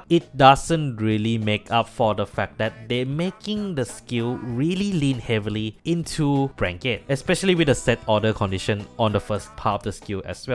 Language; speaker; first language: English; non-native, fluent; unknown